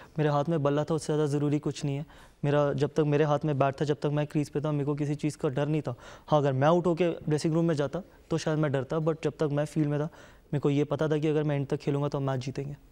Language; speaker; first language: Hindi; native; Hindi